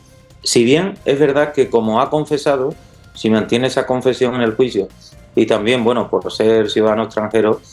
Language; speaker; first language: Spanish; native; Spanish